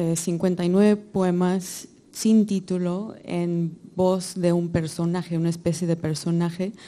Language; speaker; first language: Spanish; non-native, fluent; English